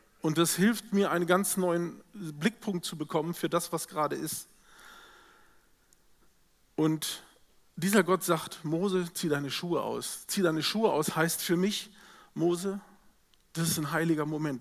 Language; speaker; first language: German; native; German